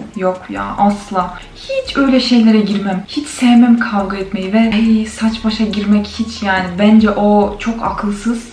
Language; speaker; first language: Turkish; non-native, fluent; Kyrgyz